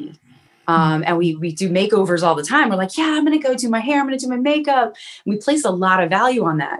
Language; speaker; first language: English; native; English